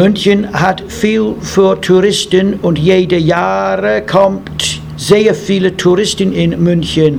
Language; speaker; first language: German; non-native, learner; English